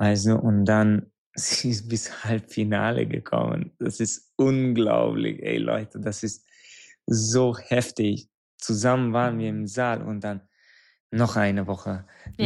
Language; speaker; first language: German; non-native, fluent; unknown